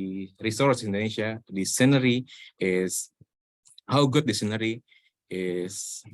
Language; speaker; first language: English; non-native, learner; Indonesian